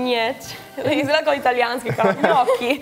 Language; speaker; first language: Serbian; non-native, learner; Spanish